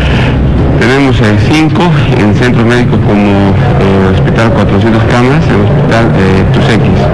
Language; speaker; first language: Spanish; native; Spanish